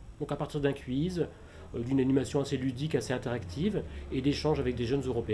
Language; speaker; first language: French; native; French